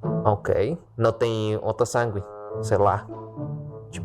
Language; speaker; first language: Portuguese; non-native, learner; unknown